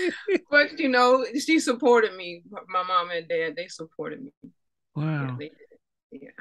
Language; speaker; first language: English; native; English